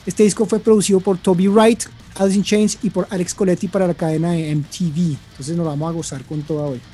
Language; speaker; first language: Spanish; native; Spanish